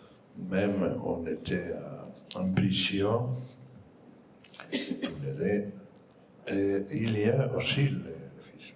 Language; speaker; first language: French; non-native, fluent; Spanish